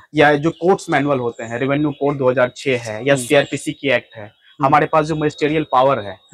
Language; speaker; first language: Hindi; native; Hindi